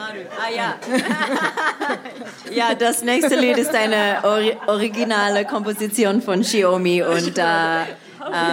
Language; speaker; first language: German; non-native, fluent; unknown